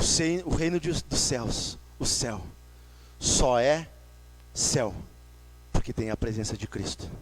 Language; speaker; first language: Portuguese; native; Portuguese